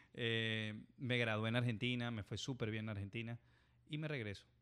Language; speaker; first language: Spanish; native; Spanish